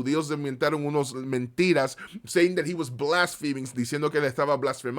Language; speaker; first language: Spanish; early bilingual, heritage; Spanish